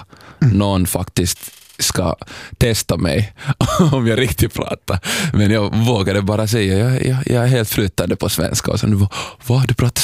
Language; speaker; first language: Swedish; non-native, local second language; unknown